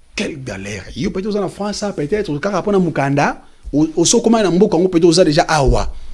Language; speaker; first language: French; non-native, local second language; Lingala